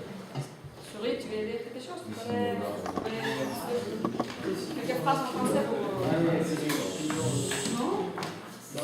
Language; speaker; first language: French; non-native, fluent; Spanish